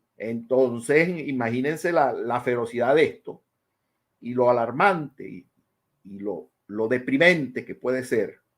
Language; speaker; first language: Spanish; native; Spanish